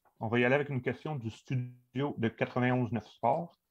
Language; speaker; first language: French; native; French